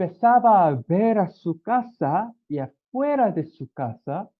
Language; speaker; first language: Spanish; non-native, learner; Korean